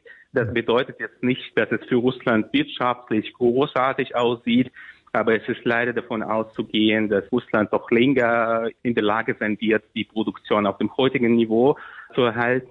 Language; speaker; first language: German; non-native, fluent; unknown